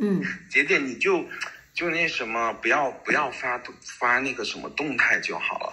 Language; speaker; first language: Chinese; native; Chinese